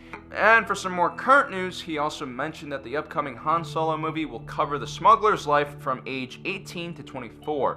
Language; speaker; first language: English; native; English